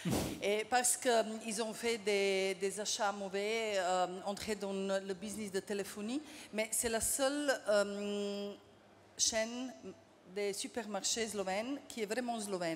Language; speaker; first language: French; non-native, fluent; Slovenian